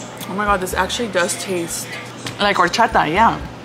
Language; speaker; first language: English; early bilingual, other home language; Spanish